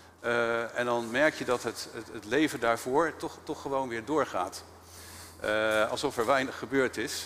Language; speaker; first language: Dutch; native; Dutch